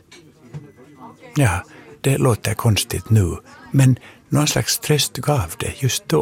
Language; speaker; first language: Swedish; native; Swedish